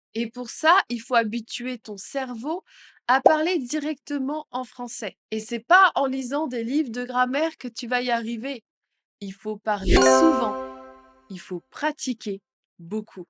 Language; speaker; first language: French; native; French